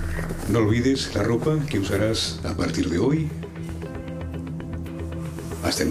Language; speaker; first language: Spanish; native; Spanish